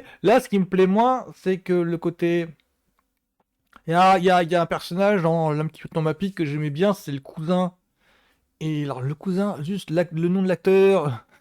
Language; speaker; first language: French; native; French